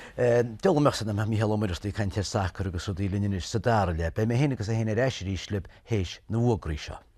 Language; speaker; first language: Irish; native; Irish